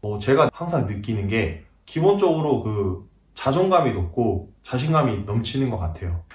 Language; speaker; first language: Korean; native; Korean